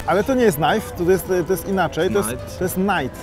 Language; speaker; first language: Polish; native; Polish